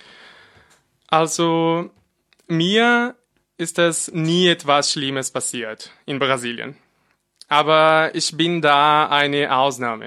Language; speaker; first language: German; non-native, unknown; Portuguese